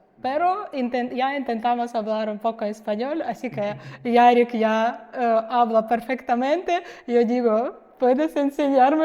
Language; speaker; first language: Spanish; non-native, fluent; Russian